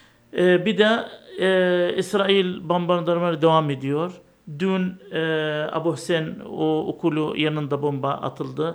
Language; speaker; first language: Turkish; non-native, fluent; Arabic